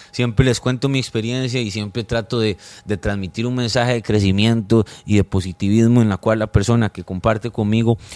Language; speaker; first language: Spanish; non-native, fluent; French